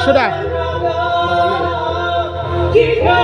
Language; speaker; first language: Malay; non-native, learner; Bangla